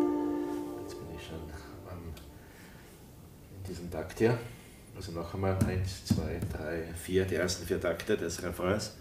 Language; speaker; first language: German; native; German